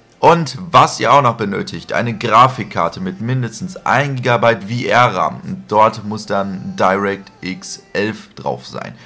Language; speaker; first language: German; native; German